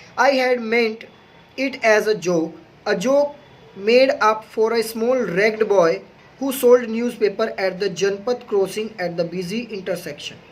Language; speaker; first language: Hindi; native; Hindi